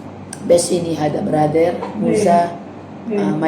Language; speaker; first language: Arabic; non-native, learner; Filipino